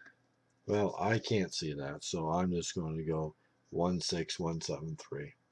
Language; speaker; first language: English; native; English